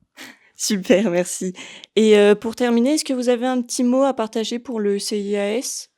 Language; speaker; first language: French; native; French